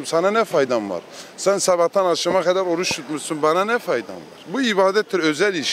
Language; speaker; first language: Turkish; native; Turkish